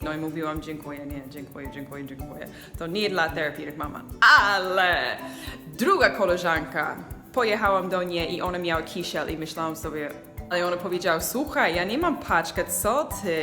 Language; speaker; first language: Polish; non-native, learner; English